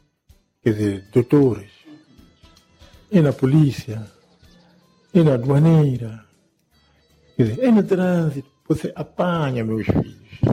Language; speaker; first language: Portuguese; non-native, local second language; Yao